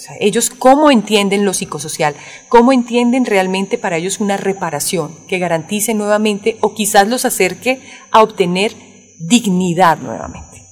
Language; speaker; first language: Spanish; native; Spanish